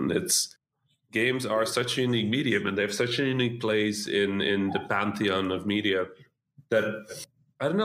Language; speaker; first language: English; non-native, fluent; Dutch